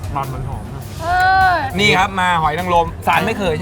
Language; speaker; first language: Thai; native; Thai